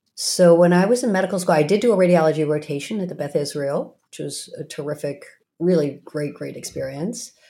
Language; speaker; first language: English; native; English